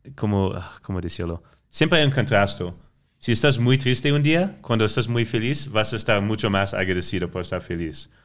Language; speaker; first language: Spanish; non-native, fluent; French